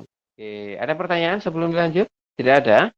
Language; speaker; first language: Indonesian; native; Indonesian